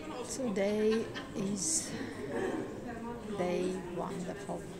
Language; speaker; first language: English; non-native, learner; Russian